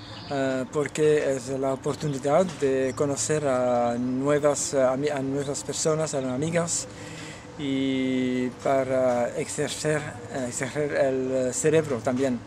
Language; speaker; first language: Spanish; non-native, learner; Dutch